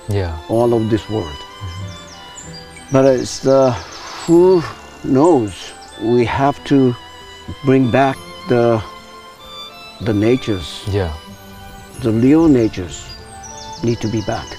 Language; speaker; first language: English; non-native, learner; Japanese